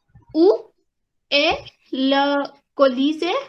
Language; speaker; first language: French; non-native, learner; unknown